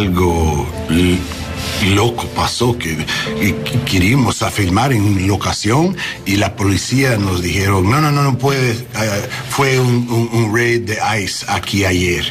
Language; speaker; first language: Spanish; non-native, learner; English